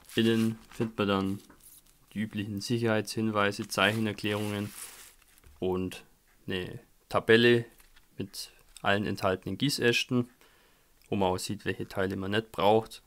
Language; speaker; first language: German; native; German